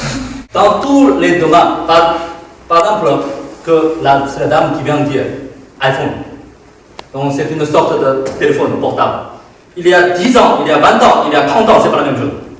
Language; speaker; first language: French; non-native, fluent; Chinese